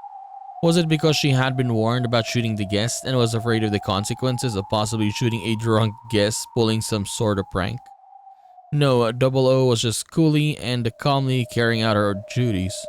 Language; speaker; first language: English; native; English